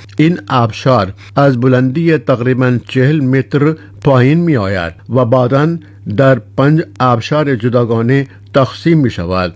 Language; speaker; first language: Persian; non-native, fluent; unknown